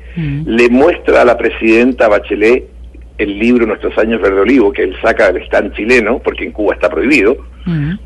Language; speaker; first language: Spanish; native; Spanish